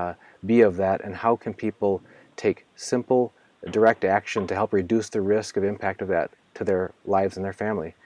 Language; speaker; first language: English; native; English